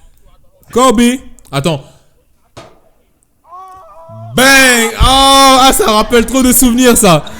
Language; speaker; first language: French; native; French